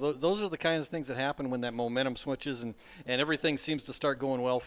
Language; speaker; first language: English; native; English